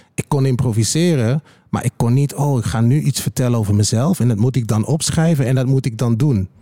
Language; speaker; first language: Dutch; native; Dutch